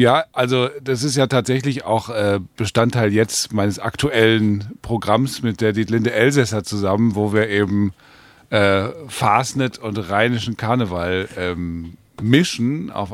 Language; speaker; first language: German; native; German